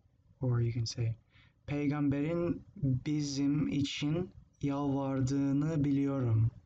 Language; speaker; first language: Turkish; non-native, fluent; English